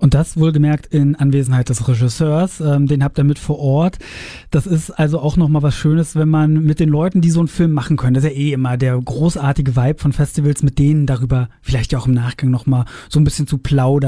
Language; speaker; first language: German; native; German